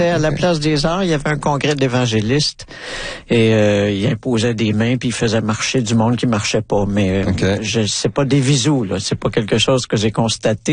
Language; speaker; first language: French; native; French